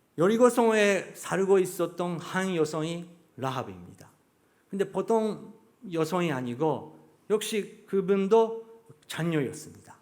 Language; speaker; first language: Korean; non-native, fluent; Japanese